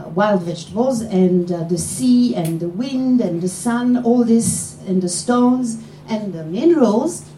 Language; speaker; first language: English; non-native, fluent; Polish